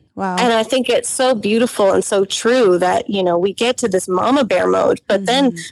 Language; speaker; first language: English; native; English